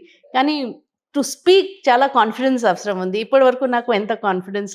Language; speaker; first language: Telugu; non-native, learner; Hindi